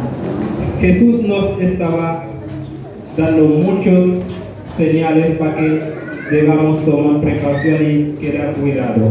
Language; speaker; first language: Spanish; non-native, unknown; Haitian Creole